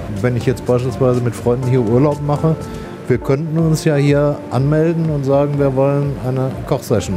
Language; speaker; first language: German; native; German